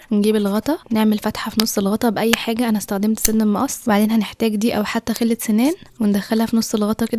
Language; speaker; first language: Arabic; native; Arabic